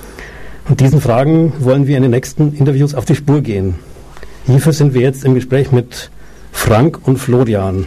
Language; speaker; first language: German; native; German